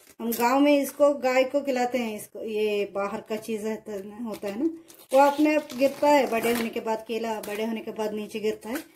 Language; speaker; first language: Hindi; non-native, local second language; Kannada